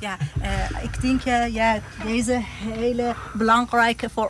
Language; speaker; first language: Dutch; non-native, learner; Persian